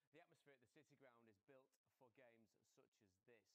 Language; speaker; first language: English; native; English